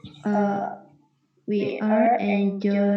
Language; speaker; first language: English; non-native, learner; Indonesian